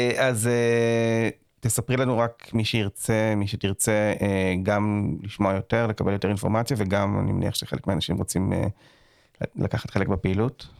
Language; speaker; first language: Hebrew; native; Hebrew